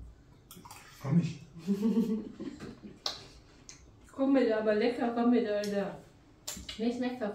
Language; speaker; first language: German; non-native, learner; Vietnamese